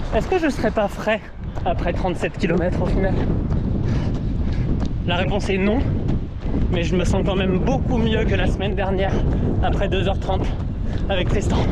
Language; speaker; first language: French; native; French